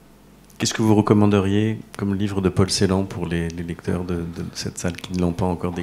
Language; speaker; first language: French; native; French